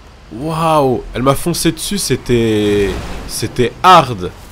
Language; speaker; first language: French; native; French